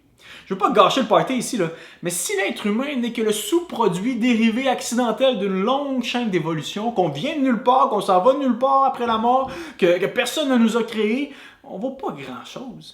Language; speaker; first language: French; native; French